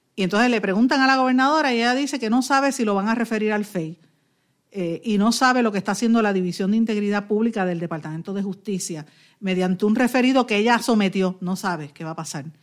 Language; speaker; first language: Spanish; native; Spanish